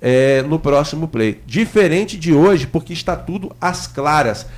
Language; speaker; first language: Portuguese; native; Portuguese